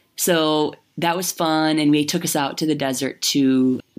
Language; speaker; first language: English; native; English